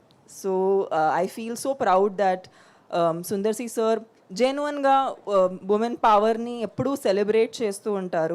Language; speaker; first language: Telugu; non-native, local second language; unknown